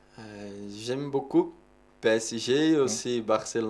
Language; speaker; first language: French; non-native, learner; Portuguese